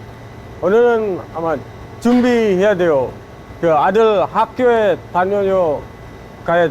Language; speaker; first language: Korean; non-native, learner; Indonesian